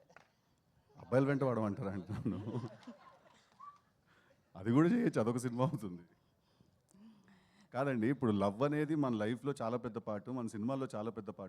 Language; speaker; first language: Telugu; native; Telugu